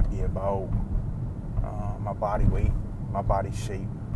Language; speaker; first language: English; native; English